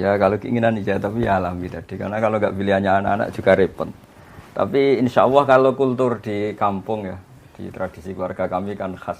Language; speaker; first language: Indonesian; non-native, local second language; Javanese